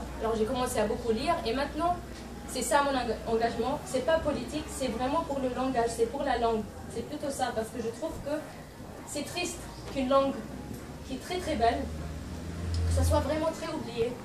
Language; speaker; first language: French; non-native, fluent; Arabic